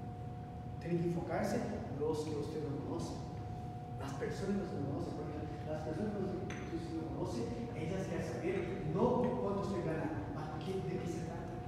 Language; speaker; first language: Spanish; non-native, learner; Portuguese